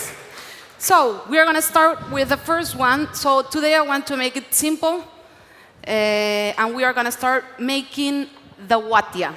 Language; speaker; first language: English; non-native, learner; Spanish